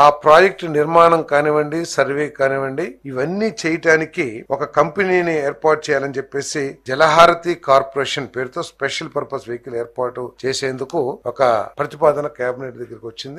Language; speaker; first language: Telugu; native; Telugu